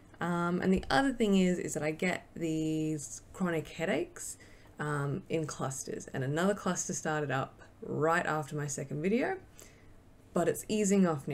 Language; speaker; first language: English; native; English